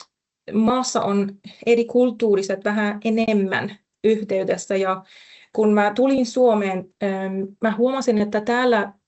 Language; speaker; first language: Finnish; non-native, fluent; Persian